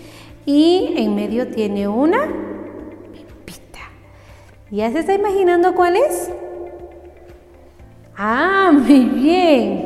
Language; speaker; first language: Spanish; non-native, local second language; Kaqchikel